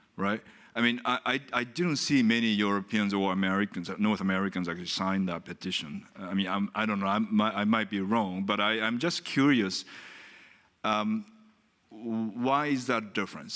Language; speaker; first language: English; non-native, fluent; Japanese